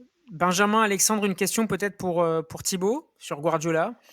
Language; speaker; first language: French; native; French